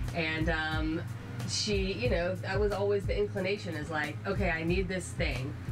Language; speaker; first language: English; native; English